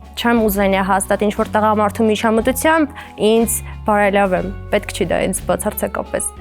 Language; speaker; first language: Armenian; native; Armenian